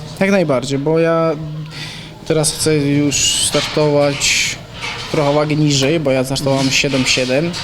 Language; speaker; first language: Polish; non-native, learner; Chechen